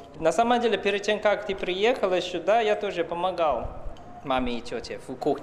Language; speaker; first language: Russian; non-native, fluent; Chinese